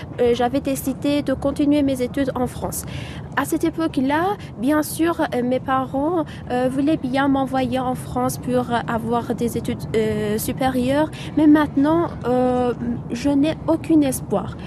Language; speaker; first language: French; non-native, fluent; Persian